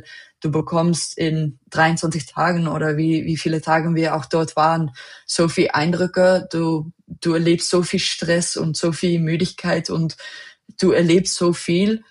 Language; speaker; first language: German; non-native, fluent; Dutch